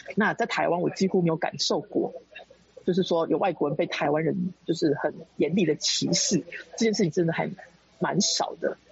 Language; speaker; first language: Chinese; early bilingual, heritage; Chinese